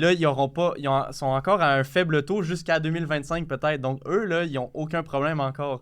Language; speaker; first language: French; native; French